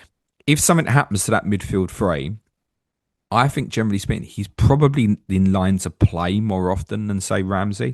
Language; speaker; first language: English; native; English